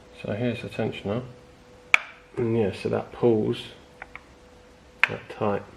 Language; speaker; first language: English; native; English